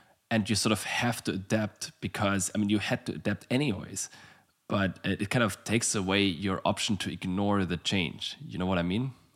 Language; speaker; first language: English; non-native, fluent; German